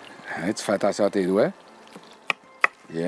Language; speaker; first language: French; native; French